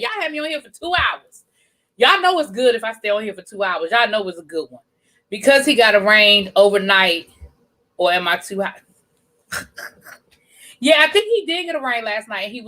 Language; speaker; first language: English; native; English